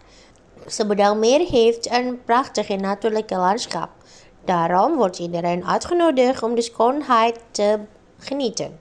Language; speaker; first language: Dutch; non-native, learner; Indonesian